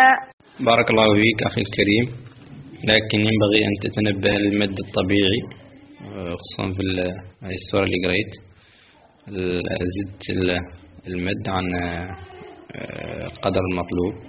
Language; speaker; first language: Arabic; native; Arabic